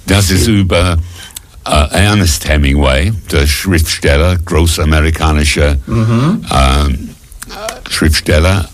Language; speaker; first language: German; non-native, fluent; English